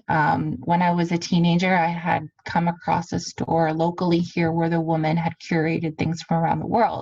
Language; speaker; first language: English; native; English